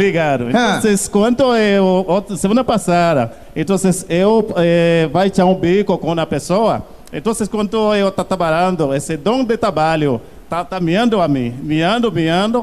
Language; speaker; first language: Portuguese; non-native, learner; Haitian Creole